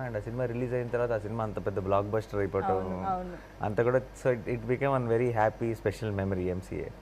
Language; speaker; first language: Telugu; native; Telugu